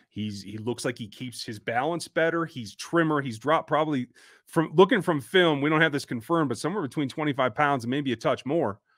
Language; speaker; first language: English; native; English